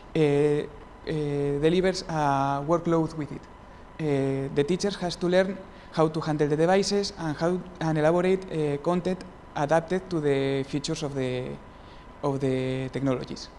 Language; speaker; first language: English; non-native, fluent; Spanish